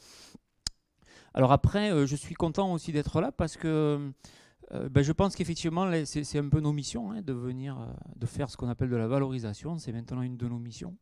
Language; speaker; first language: French; native; French